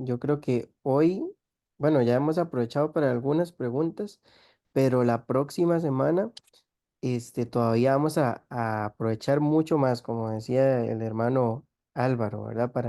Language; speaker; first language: Spanish; native; Spanish